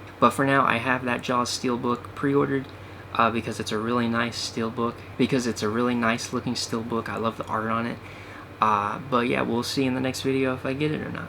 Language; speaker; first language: English; native; English